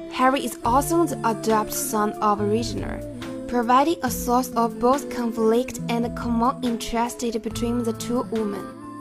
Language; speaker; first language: English; non-native, fluent; Chinese